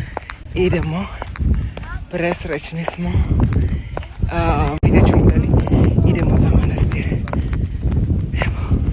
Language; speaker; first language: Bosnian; non-native, learner; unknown